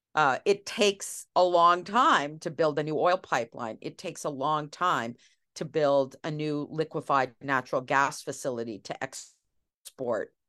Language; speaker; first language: English; native; English